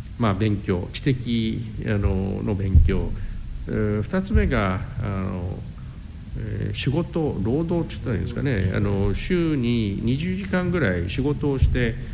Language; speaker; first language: Japanese; non-native, fluent; English